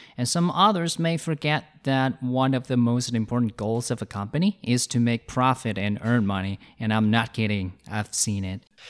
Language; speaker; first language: English; non-native, fluent; Chinese